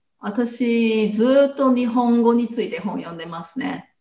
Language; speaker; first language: Japanese; non-native, fluent; English